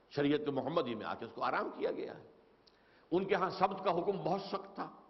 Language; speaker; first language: Urdu; native; Urdu